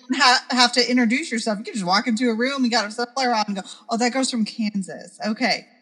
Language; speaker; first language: English; native; English